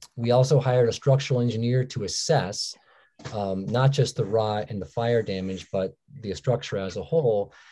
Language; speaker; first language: English; native; English